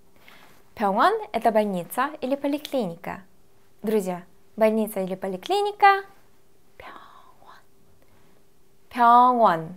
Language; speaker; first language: Russian; non-native, fluent; Korean